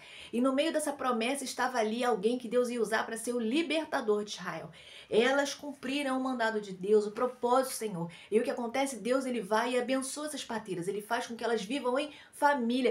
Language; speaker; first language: Portuguese; native; Portuguese